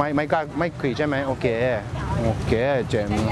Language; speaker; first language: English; non-native, learner; Thai